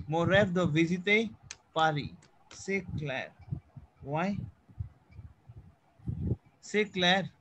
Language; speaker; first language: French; non-native, fluent; Hindi